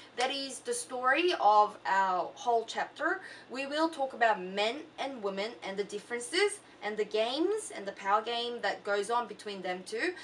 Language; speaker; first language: English; early bilingual, other home language; Korean